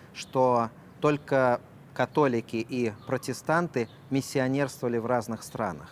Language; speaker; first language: Russian; native; Russian